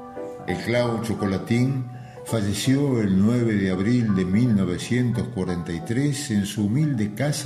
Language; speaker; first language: Spanish; native; Spanish